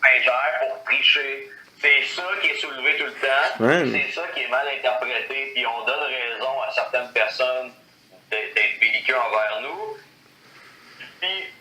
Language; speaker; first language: French; native; French